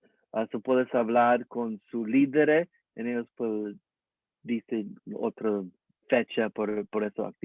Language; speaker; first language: Spanish; early bilingual, heritage; English